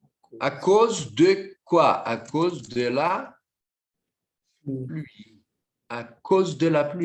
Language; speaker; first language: French; non-native, fluent; Portuguese